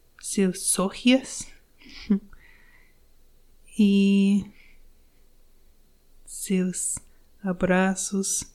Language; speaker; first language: Portuguese; non-native, learner; English